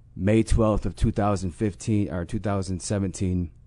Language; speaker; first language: English; native; English